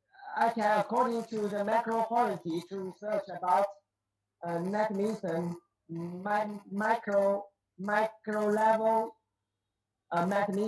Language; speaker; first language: English; non-native, learner; Chinese